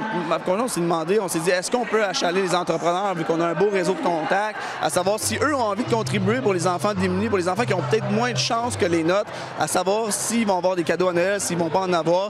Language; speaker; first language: French; native; French